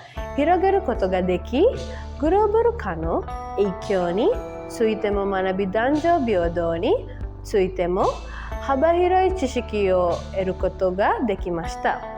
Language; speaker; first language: Japanese; non-native, learner; Sinhala